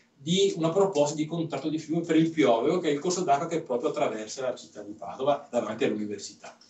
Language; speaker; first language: Italian; native; Italian